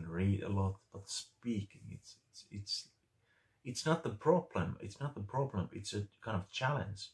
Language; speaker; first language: English; non-native, fluent; Finnish